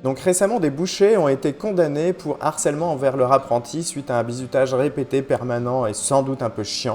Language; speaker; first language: French; native; French